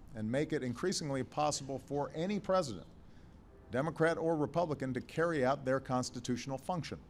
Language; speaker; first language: English; native; English